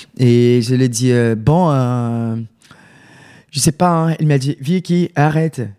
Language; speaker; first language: French; non-native, learner; Portuguese